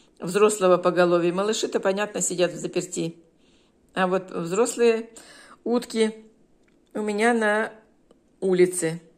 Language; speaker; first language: Russian; native; Russian